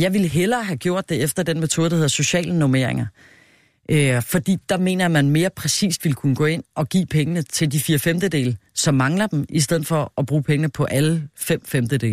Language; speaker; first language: Danish; native; Danish